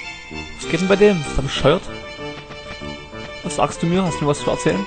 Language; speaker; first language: German; native; German